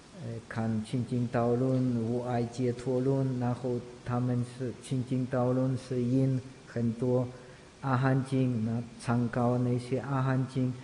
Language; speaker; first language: Chinese; non-native, fluent; Czech